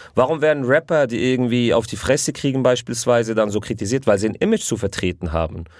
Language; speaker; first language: German; early bilingual, other home language; Arabic